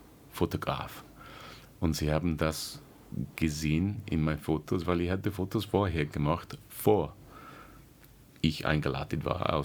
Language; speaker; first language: German; non-native, fluent; English